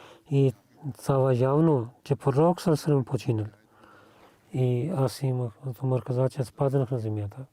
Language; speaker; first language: Bulgarian; non-native, learner; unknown